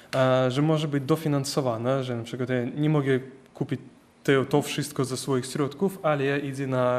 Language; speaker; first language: Polish; non-native, learner; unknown